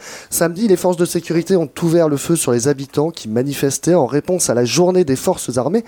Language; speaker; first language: French; native; French